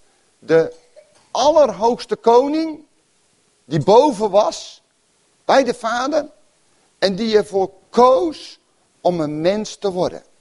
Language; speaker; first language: Dutch; native; Dutch